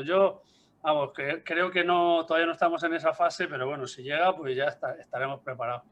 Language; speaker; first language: Spanish; native; Spanish